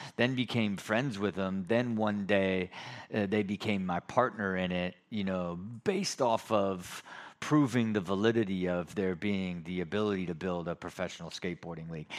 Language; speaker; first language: English; native; English